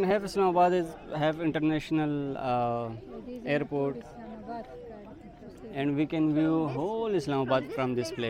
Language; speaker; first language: English; non-native, local second language; Filipino